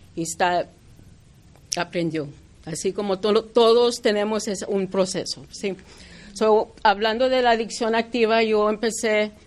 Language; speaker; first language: Spanish; non-native, fluent; English